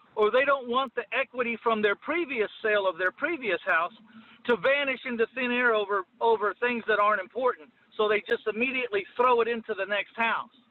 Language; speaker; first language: English; native; English